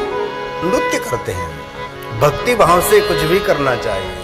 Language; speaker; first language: Hindi; non-native, local second language; Gujarati